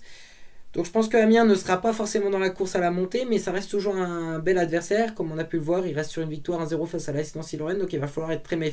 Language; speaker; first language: French; native; French